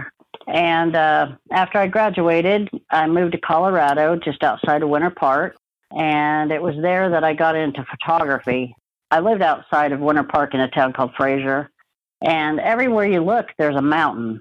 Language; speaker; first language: English; native; English